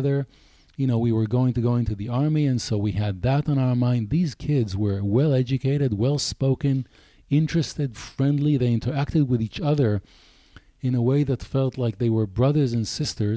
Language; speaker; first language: English; non-native, fluent; Hebrew